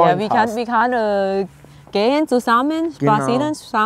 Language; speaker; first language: German; non-native, learner; Thai